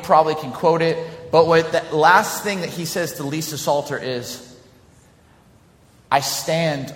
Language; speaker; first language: English; native; English